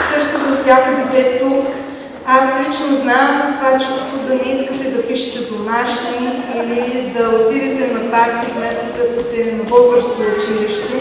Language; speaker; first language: Bulgarian; early bilingual, heritage; Bulgarian